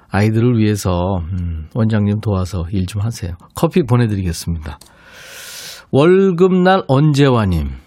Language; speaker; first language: Korean; native; Korean